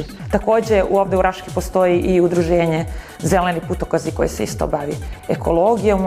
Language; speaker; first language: Bosnian; native; Bosnian